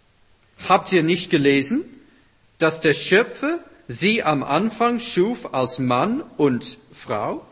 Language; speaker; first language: German; non-native, fluent; English